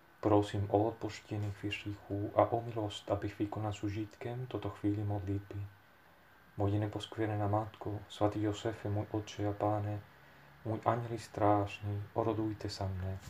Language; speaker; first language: Czech; non-native, fluent; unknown